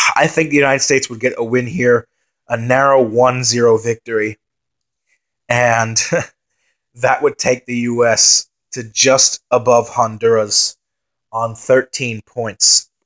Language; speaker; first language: English; native; English